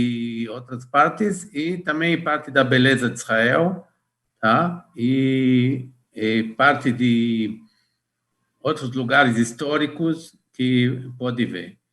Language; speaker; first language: Portuguese; non-native, fluent; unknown